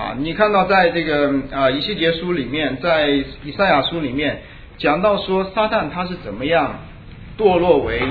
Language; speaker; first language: Chinese; native; Chinese